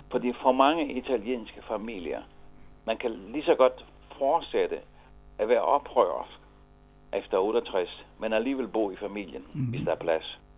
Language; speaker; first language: Danish; non-native, fluent; Italian